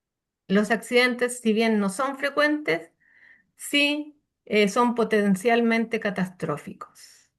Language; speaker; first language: Spanish; native; Spanish